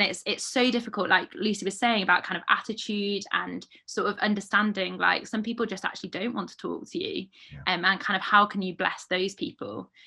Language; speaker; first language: English; native; English